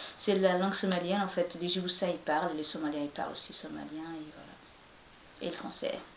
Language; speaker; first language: French; non-native, local second language; Somali